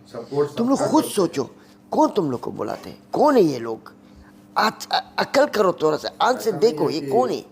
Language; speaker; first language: Hindi; non-native, learner; Arabic